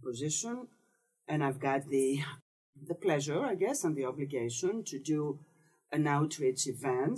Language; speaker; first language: English; non-native, fluent; Greek